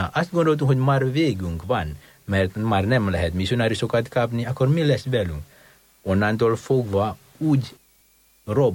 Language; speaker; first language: Hungarian; non-native, fluent; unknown